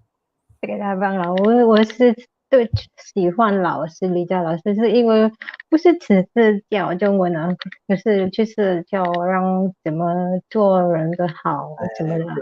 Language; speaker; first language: Chinese; non-native, learner; Indonesian